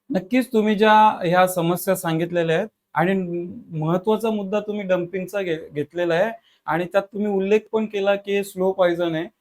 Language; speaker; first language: Marathi; native; Marathi